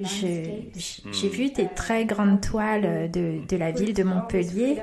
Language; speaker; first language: French; native; French